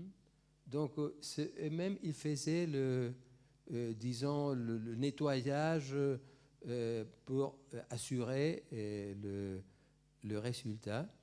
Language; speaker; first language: French; non-native, fluent; Spanish